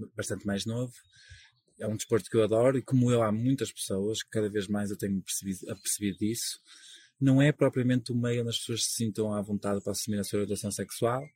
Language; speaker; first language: Portuguese; native; Portuguese